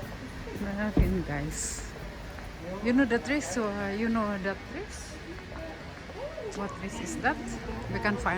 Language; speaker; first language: English; non-native, local second language; Filipino